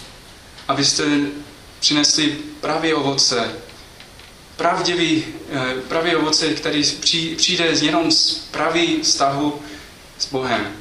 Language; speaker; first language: Czech; non-native, fluent; English